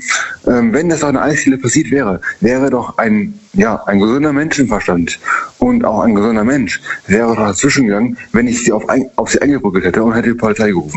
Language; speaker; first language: German; native; German